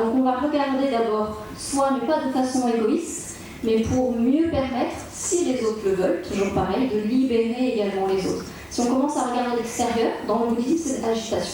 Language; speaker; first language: French; native; French